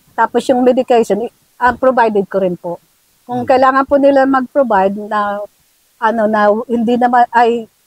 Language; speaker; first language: Filipino; non-native, local second language; Bikol